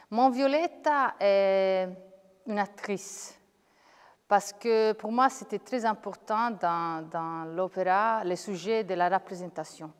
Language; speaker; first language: French; non-native, fluent; Italian